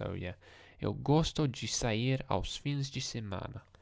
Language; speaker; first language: Portuguese; non-native, learner; English